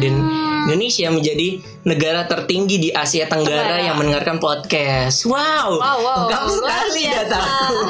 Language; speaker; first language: Indonesian; native; Indonesian